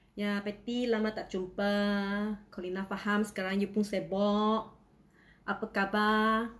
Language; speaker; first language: Malay; non-native, local second language; Chinese